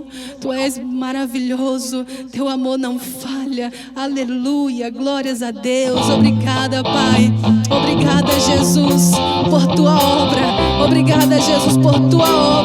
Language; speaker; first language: Portuguese; native; Portuguese